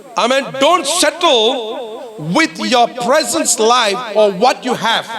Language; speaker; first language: English; non-native, local second language; Tamil